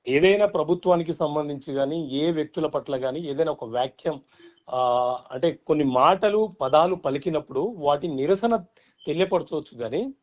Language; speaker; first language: Telugu; native; Telugu